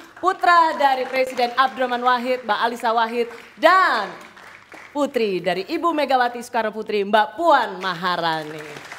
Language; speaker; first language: Indonesian; native; Indonesian